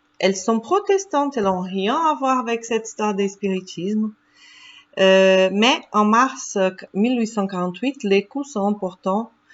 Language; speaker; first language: French; non-native, fluent; Portuguese